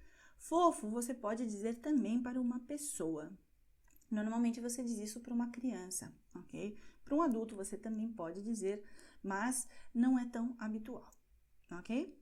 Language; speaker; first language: Portuguese; non-native, fluent; Spanish